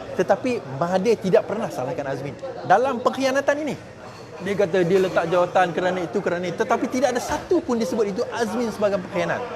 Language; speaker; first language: Malay; native; Malay